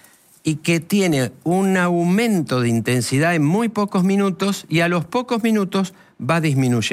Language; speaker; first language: Spanish; native; Spanish